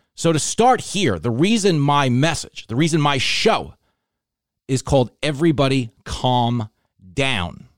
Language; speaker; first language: English; native; English